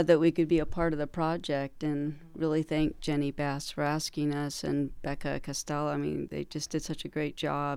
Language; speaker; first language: English; native; English